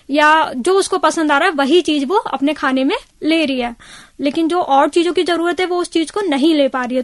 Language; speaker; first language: Hindi; native; Hindi